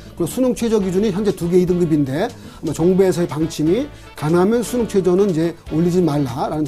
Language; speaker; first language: Korean; native; Korean